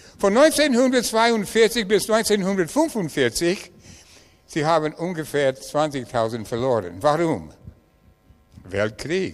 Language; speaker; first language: German; non-native, learner; English